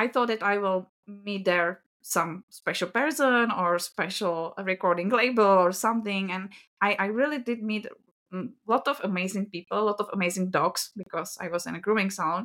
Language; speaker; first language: English; non-native, fluent; Czech